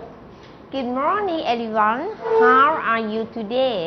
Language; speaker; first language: English; non-native, learner; Thai